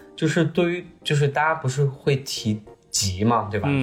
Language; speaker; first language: Chinese; native; Chinese